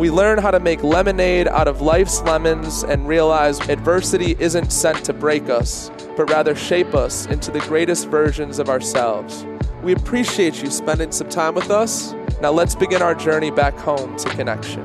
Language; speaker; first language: English; native; English